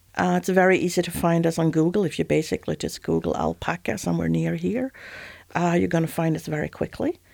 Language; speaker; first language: English; non-native, fluent; Swedish